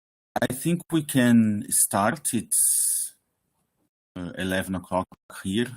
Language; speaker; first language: English; non-native, fluent; Portuguese